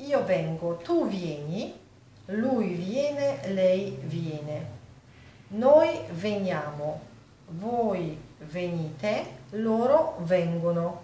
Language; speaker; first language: Italian; non-native, fluent; Polish